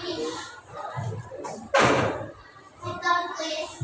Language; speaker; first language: English; non-native, learner; Indonesian